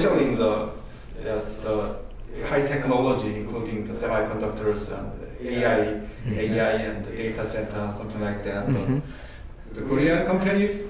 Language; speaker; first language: English; non-native, learner; Korean